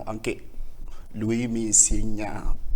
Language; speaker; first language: Italian; non-native, learner; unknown